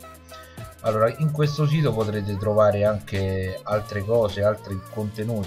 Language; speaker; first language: Italian; native; Italian